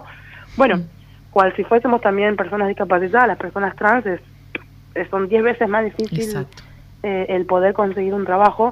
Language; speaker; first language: Spanish; native; Spanish